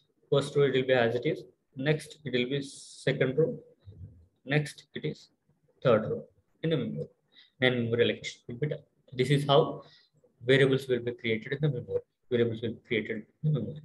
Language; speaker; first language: English; non-native, local second language; Telugu